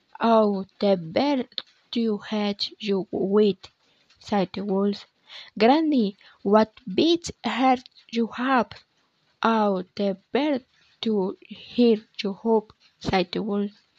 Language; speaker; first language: English; non-native, learner; Spanish